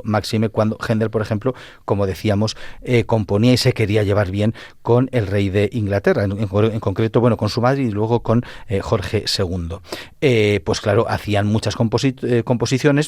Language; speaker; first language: Spanish; native; Spanish